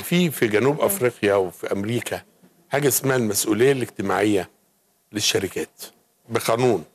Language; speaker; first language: Arabic; native; Arabic